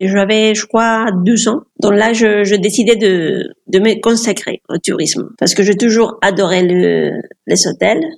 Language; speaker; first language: French; non-native, fluent; Spanish